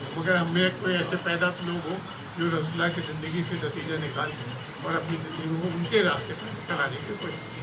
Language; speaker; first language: Hindi; native; Hindi